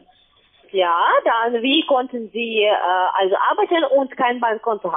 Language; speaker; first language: German; non-native, fluent; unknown